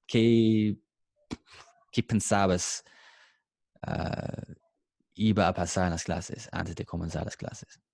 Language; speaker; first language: Spanish; non-native, fluent; English